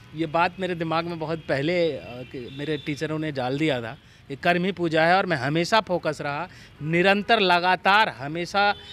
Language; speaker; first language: Hindi; native; Hindi